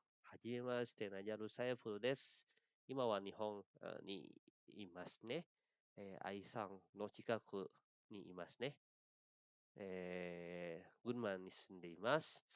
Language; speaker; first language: Japanese; non-native, local second language; Indonesian